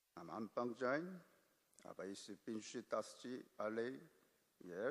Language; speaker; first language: German; non-native, learner; Korean